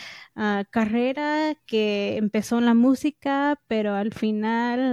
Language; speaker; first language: Spanish; early bilingual, heritage; English